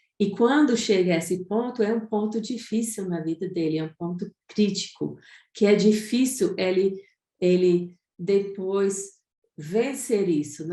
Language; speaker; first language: Portuguese; non-native, fluent; English